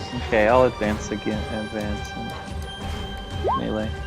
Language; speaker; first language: English; native; English